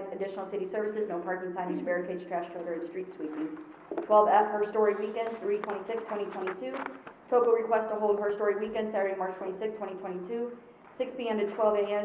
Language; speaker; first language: English; native; English